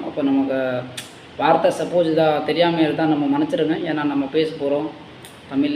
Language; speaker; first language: Tamil; non-native, learner; Hindi